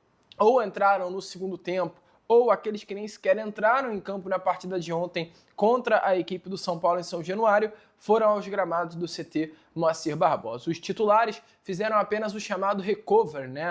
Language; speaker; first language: Portuguese; native; Portuguese